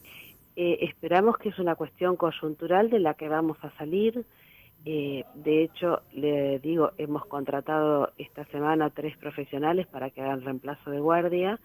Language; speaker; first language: Spanish; native; Spanish